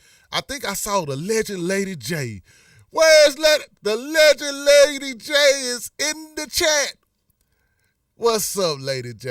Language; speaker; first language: English; native; English